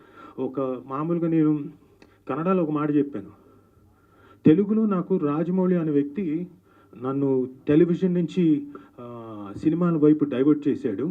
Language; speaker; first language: Telugu; native; Telugu